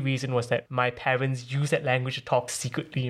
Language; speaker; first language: English; native; English